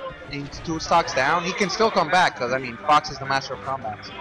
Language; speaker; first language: English; non-native, local second language; Spanish